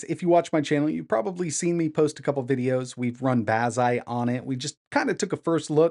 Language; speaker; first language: English; native; English